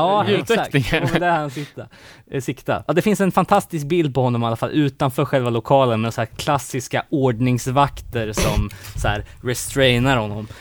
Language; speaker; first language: Swedish; native; Swedish